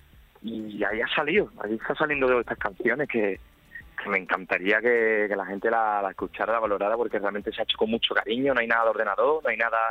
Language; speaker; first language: Spanish; native; Spanish